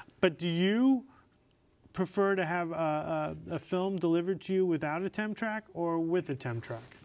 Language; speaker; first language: English; native; English